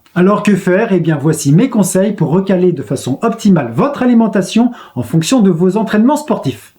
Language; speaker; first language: French; native; French